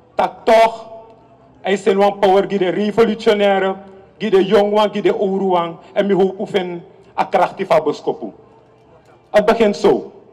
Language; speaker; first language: Dutch; native; Dutch